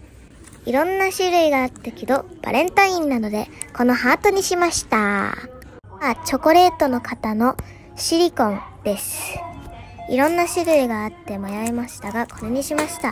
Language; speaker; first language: Japanese; early bilingual, other home language; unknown